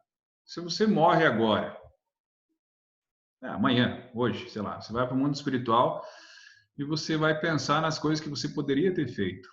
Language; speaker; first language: Portuguese; native; Portuguese